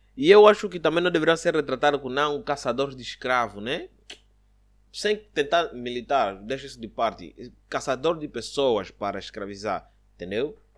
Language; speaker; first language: Portuguese; native; Portuguese